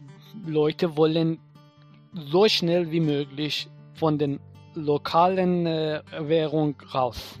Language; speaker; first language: German; non-native, fluent; Persian